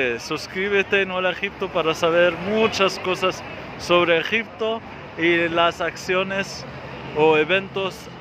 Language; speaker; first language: Spanish; non-native, fluent; Arabic